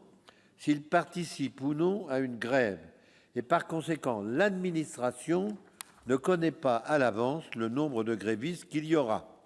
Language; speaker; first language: French; native; French